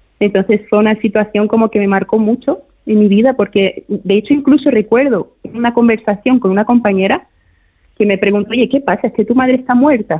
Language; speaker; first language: Spanish; early bilingual, other home language; Portuguese